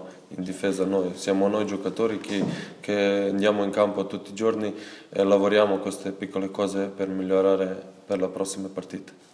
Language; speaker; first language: Italian; non-native, fluent; Serbian